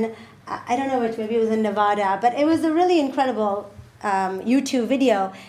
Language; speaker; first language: English; non-native, local second language; Urdu